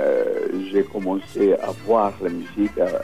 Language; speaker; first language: French; non-native, fluent; Spanish